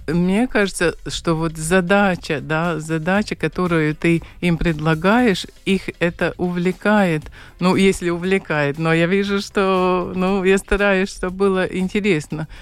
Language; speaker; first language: Russian; non-native, local second language; Latvian